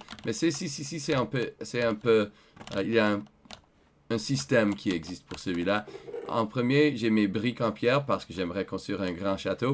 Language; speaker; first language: French; non-native, learner; English